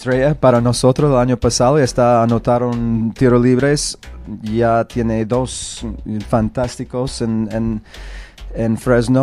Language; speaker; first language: Spanish; non-native, learner; English